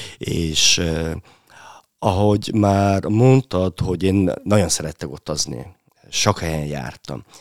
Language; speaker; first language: Hungarian; non-native, fluent; Mongolian